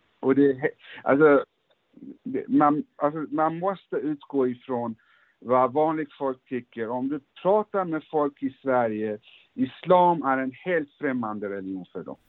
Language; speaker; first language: Swedish; early bilingual, other home language; Persian